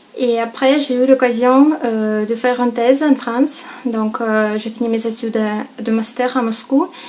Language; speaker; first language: French; non-native, fluent; Russian